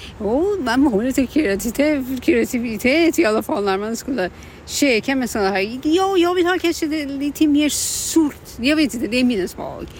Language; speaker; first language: Swedish; non-native, learner; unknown